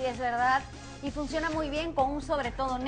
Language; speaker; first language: Spanish; native; Spanish